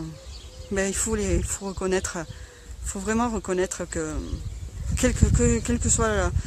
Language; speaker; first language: French; native; French